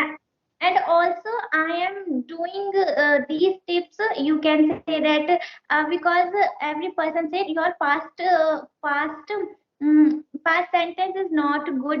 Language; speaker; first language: English; non-native, learner; Hindi